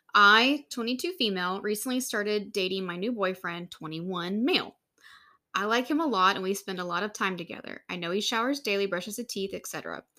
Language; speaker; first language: English; native; English